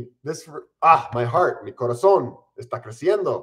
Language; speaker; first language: Spanish; non-native, fluent; English